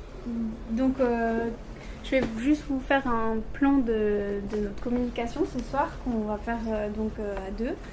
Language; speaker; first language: French; native; French